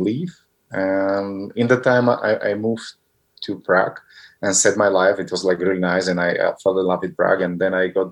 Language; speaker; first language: English; non-native, fluent; Slovak